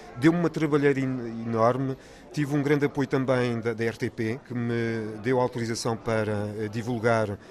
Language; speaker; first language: Portuguese; early bilingual, other home language; French